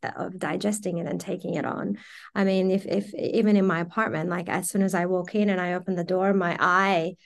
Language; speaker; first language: English; early bilingual, other home language; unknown